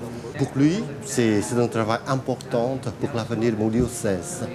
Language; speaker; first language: French; non-native, fluent; Vietnamese